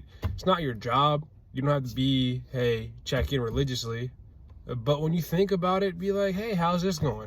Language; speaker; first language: English; native; English